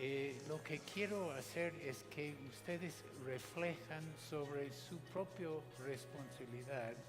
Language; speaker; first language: Spanish; non-native, fluent; English